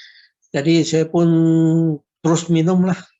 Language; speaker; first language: Indonesian; non-native, local second language; Chinese